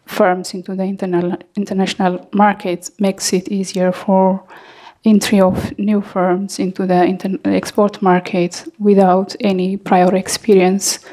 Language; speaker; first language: English; non-native, fluent; Amharic